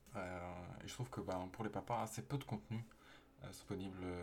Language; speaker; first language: French; native; French